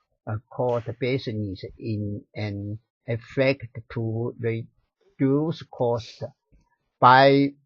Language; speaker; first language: English; non-native, learner; Chinese